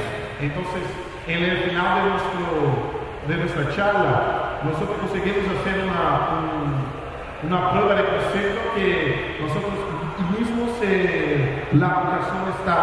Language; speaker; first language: Spanish; non-native, fluent; Portuguese